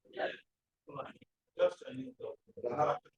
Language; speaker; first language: English; non-native, learner; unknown